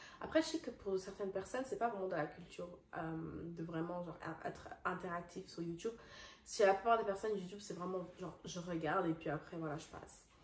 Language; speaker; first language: French; non-native, fluent; Dutch